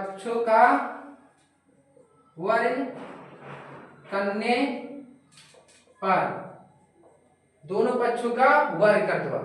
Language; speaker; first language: Hindi; native; Hindi